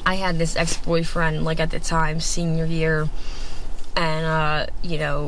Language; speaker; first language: English; native; English